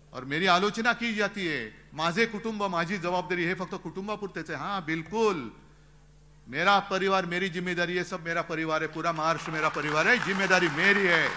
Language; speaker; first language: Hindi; non-native, local second language; Marathi